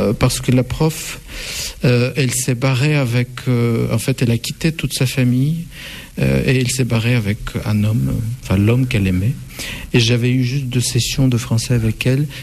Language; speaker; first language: French; non-native, fluent; Russian